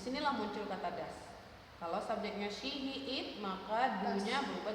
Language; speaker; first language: Indonesian; native; Indonesian